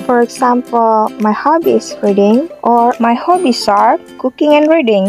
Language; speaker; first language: English; non-native, fluent; Indonesian